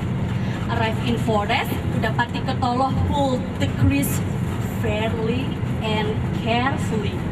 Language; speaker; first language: English; non-native, learner; Indonesian